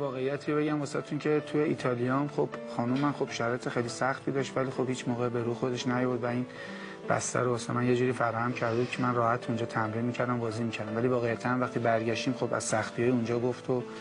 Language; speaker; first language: Persian; native; Persian